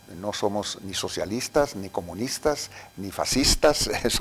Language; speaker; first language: Spanish; native; Spanish